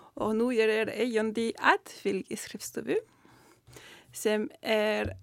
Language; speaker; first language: Icelandic; non-native, learner; French